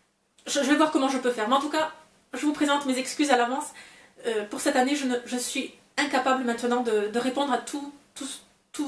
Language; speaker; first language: French; native; French